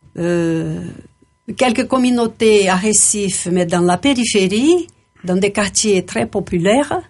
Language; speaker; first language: French; non-native, fluent; Portuguese